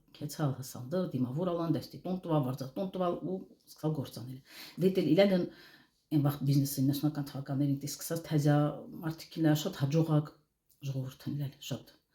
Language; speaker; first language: Armenian; native; Armenian